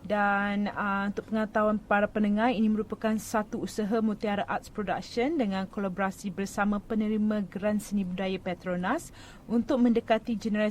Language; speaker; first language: Malay; native; Malay